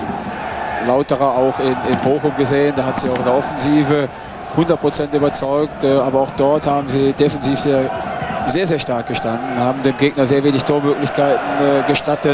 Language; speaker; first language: German; native; German